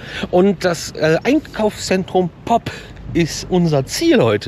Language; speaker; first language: German; native; German